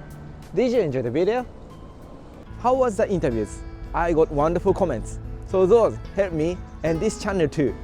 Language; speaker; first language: English; non-native, learner; Japanese